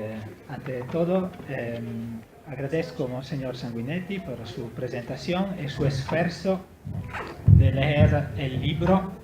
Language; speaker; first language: Spanish; non-native, fluent; Italian